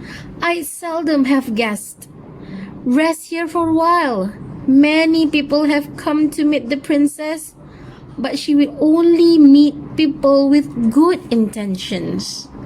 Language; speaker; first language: English; non-native, local second language; Malay